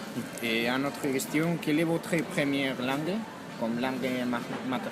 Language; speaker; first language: French; non-native, learner; Spanish